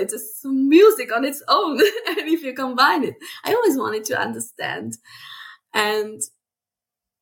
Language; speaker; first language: English; non-native, fluent; Czech